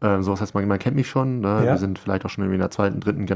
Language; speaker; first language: German; native; German